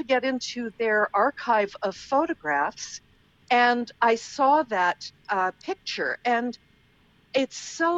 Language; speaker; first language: English; native; English